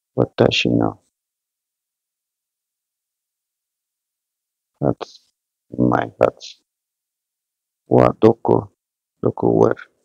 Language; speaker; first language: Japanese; non-native, learner; Spanish